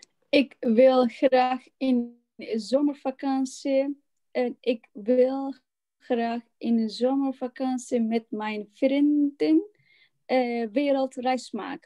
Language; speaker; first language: Dutch; non-native, learner; Turkish